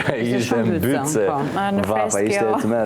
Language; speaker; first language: Albanian; native; Albanian